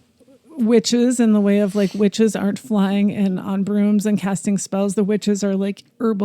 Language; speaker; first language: English; native; English